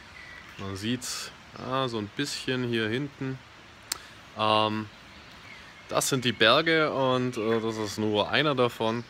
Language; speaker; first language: German; native; German